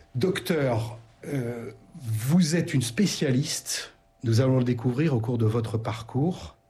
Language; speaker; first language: French; native; French